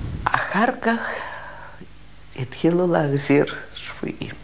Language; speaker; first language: Hebrew; non-native, fluent; Russian